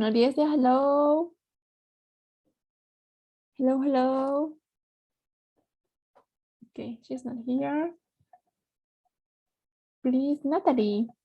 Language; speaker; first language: English; non-native, fluent; Spanish